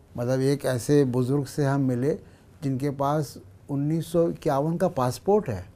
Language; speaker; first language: Hindi; native; Hindi